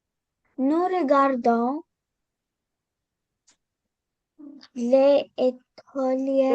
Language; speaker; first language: French; non-native, learner; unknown